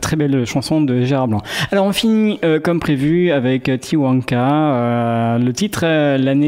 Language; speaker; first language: French; native; French